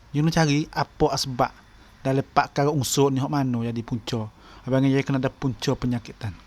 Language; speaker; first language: Malay; native; Malay